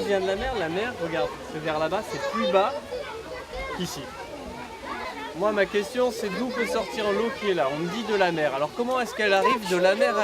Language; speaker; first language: French; native; French